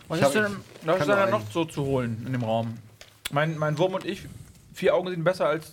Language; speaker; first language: German; native; German